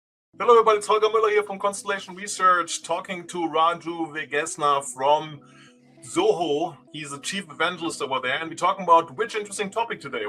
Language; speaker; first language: English; non-native, fluent; German